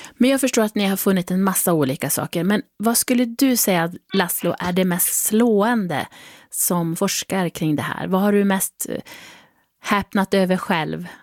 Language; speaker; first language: Swedish; native; Swedish